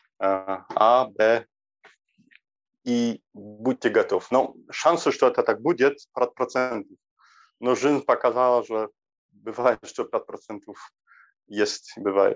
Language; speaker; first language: Russian; non-native, learner; Polish